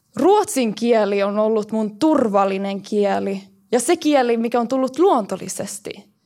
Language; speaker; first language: Finnish; early bilingual, heritage; Finnish